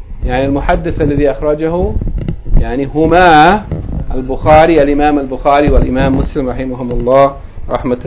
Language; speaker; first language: Arabic; non-native, fluent; English